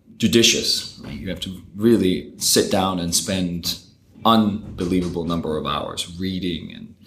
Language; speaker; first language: English; early bilingual, other home language; Danish